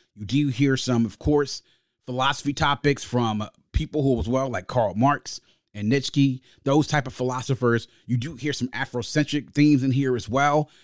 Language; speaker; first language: English; native; English